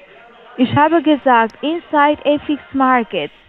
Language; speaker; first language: German; non-native, learner; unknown